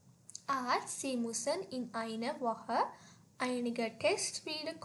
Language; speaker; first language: German; non-native, learner; Sinhala